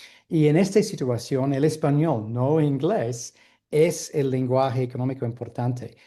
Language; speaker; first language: Spanish; non-native, fluent; English